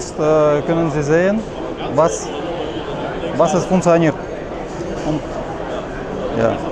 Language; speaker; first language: German; non-native, learner; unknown